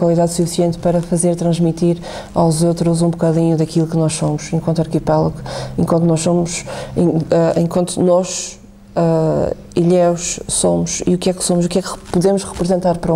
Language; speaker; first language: Portuguese; native; Portuguese